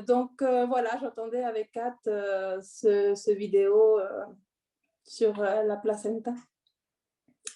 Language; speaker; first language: French; non-native, fluent; Spanish